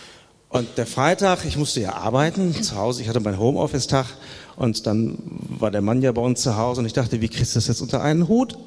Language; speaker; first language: German; native; German